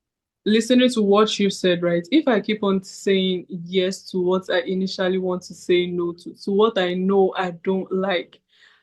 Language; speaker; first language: English; native; English